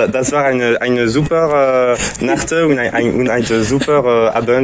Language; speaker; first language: German; non-native, learner; French